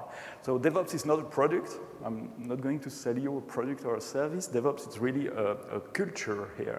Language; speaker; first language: English; non-native, fluent; French